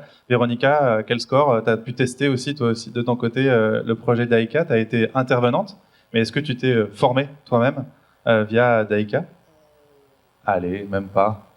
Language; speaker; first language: French; native; French